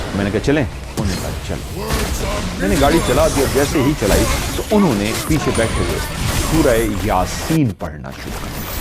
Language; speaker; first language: Urdu; non-native, local second language; Punjabi